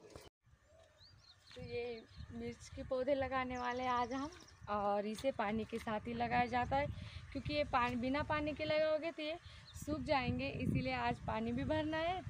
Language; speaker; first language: Hindi; non-native, local second language; Marathi